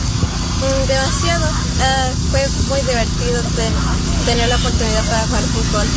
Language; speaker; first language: Spanish; early bilingual, heritage; Spanish